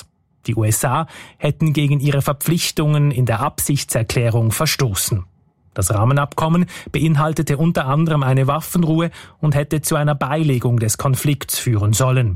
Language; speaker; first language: German; native; German